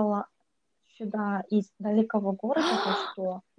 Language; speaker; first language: Russian; non-native, learner; Korean